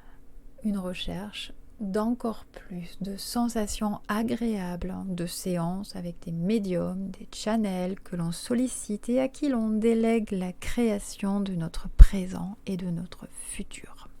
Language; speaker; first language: French; native; French